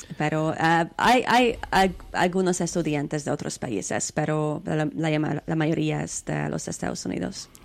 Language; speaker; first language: Spanish; non-native, learner; Hungarian